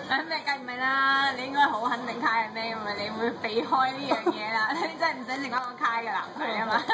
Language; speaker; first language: Chinese; non-native, local second language; English